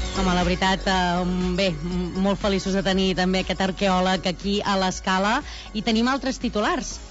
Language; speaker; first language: Catalan; native; Catalan